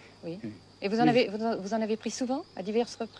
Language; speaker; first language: French; native; French